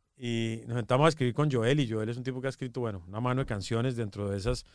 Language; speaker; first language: Spanish; native; Spanish